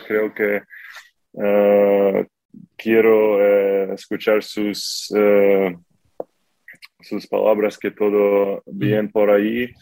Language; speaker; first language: Spanish; non-native, learner; Ukrainian